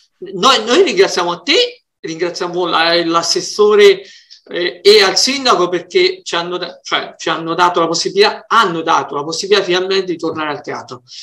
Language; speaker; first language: Italian; native; Italian